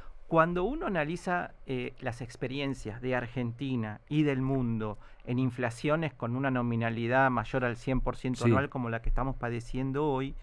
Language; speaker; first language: Spanish; native; Spanish